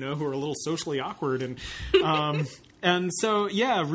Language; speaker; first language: English; native; English